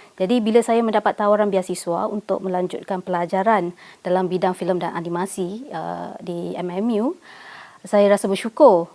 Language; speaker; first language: Malay; non-native, local second language; Tamil